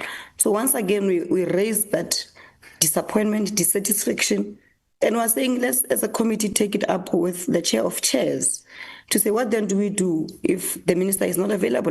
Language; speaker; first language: English; non-native, local second language; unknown